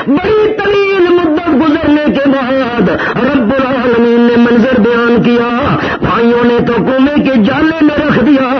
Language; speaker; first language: Urdu; non-native, local second language; Saraiki